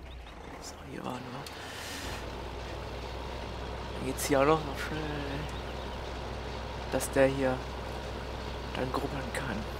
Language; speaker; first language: German; native; German